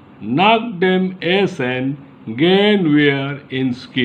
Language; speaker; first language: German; non-native, fluent; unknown